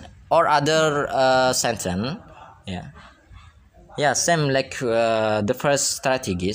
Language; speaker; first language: English; non-native, learner; Indonesian